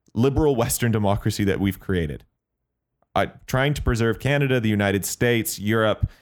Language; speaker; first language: English; native; English